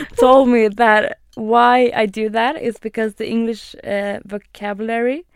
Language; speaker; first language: English; non-native, fluent; Swedish